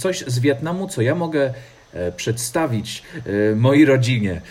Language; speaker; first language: Polish; non-native, fluent; English